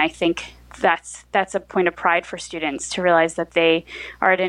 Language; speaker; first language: English; native; English